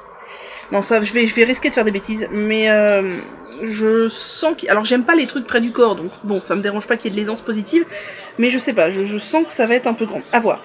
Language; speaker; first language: French; native; French